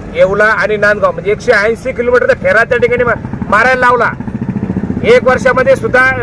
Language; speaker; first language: Marathi; native; Marathi